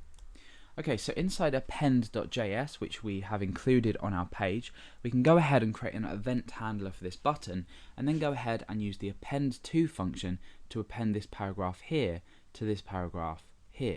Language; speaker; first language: English; native; English